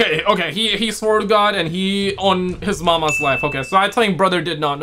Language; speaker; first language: English; native; English